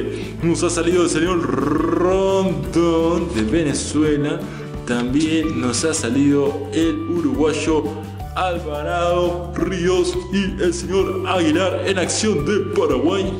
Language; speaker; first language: Spanish; native; Spanish